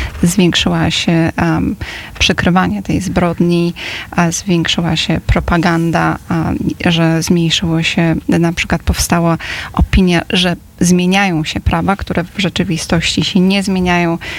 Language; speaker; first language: Polish; native; Polish